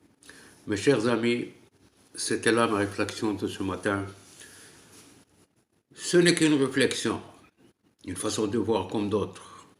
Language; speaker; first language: French; non-native, local second language; Arabic